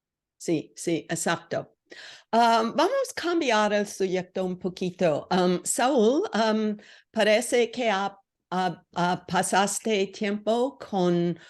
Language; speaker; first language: Spanish; non-native, learner; English